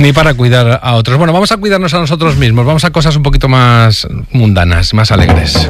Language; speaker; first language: Spanish; native; Spanish